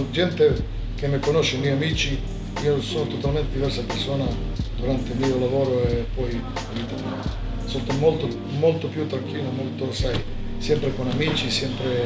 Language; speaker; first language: Italian; non-native, fluent; Serbian